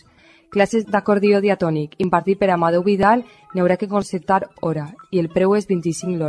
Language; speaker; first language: Spanish; native; Spanish